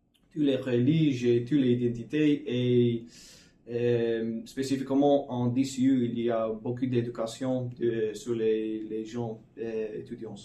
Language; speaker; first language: French; non-native, learner; English